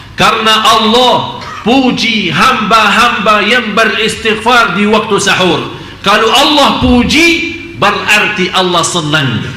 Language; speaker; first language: Indonesian; non-native, fluent; Arabic